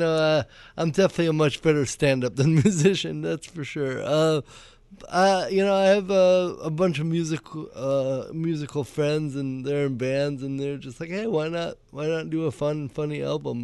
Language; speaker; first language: English; native; English